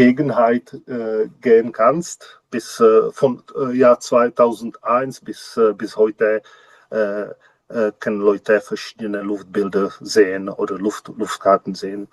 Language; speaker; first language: German; non-native, learner; Czech